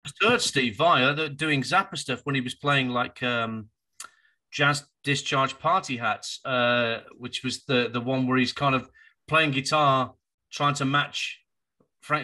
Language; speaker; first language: English; native; English